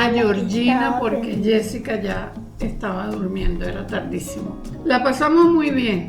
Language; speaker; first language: Spanish; native; Spanish